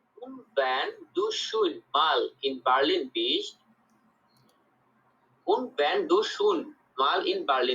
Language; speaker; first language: German; non-native, learner; Bangla